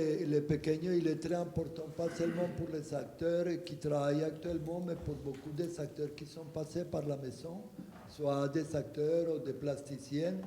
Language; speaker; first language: French; non-native, fluent; Spanish